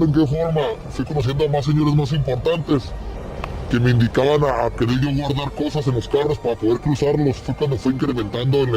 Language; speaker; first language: Spanish; native; Spanish